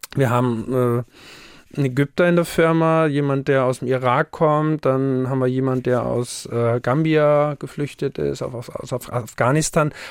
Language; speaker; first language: German; native; German